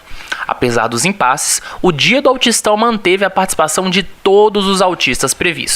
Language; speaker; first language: Portuguese; native; Portuguese